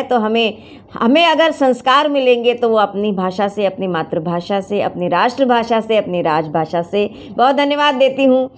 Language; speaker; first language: Hindi; native; Hindi